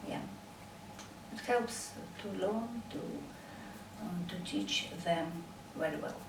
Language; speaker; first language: English; non-native, learner; Russian